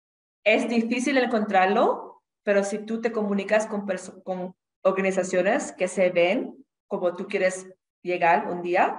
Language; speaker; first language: Spanish; non-native, fluent; English